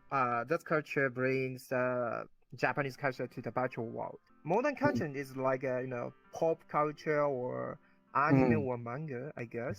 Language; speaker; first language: English; non-native, learner; Japanese